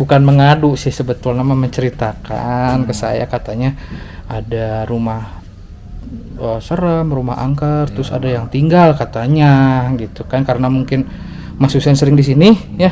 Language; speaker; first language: Indonesian; non-native, local second language; Sundanese